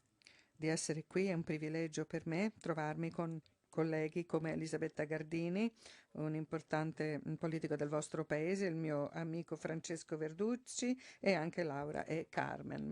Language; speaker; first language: Italian; non-native, fluent; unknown